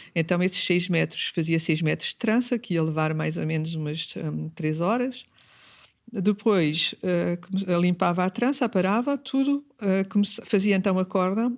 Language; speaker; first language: Portuguese; early bilingual, heritage; Portuguese